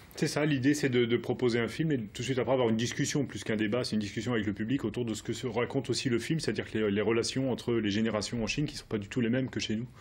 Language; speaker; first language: French; native; French